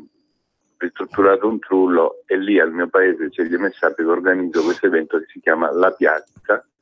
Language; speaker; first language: Italian; native; Italian